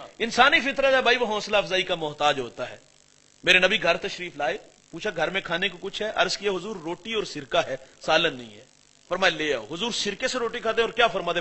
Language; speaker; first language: Urdu; non-native, local second language; Punjabi